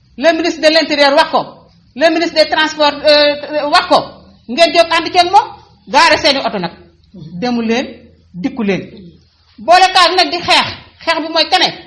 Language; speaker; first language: Wolof; native; Wolof